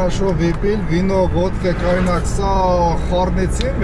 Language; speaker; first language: Russian; non-native, learner; Armenian